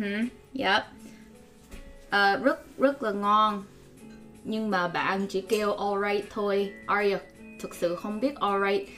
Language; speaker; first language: Vietnamese; non-native, learner; English